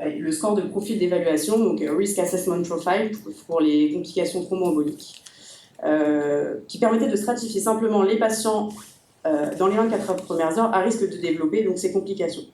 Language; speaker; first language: French; native; French